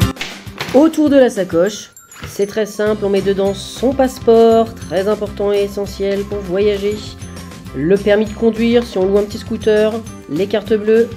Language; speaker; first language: French; native; French